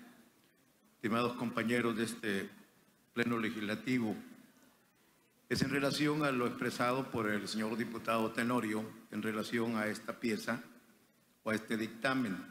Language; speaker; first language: Spanish; native; Spanish